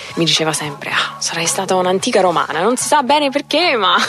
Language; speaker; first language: Italian; non-native, fluent; English